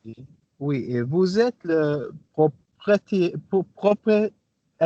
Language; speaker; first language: French; non-native, learner; English